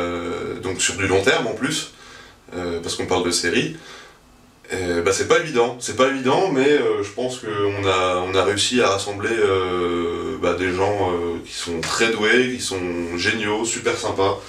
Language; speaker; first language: French; native; French